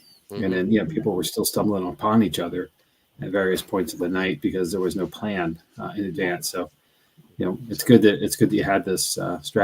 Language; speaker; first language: English; native; English